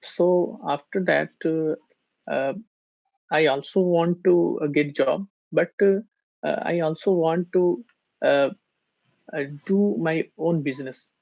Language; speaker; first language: English; non-native, learner; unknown